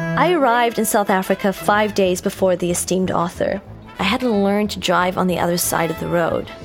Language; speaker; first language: English; native; English